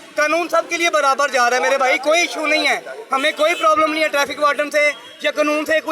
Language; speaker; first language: Urdu; non-native, local second language; Punjabi